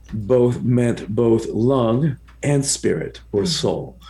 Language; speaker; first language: English; early bilingual, other home language; Spanish